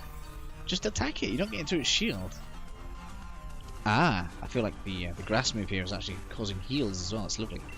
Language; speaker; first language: English; native; English